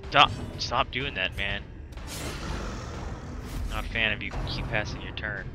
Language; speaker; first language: English; native; English